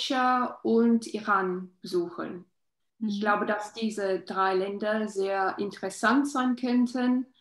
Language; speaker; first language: German; non-native, learner; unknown